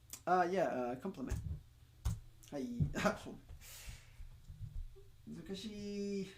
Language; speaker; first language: Japanese; non-native, learner; English